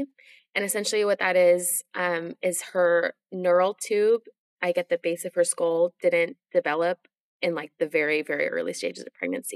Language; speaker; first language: English; native; English